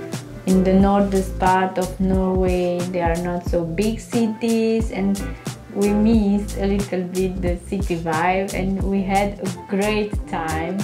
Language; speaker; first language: English; non-native, learner; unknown